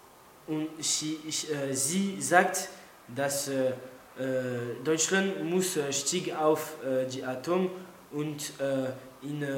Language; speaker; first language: German; non-native, learner; French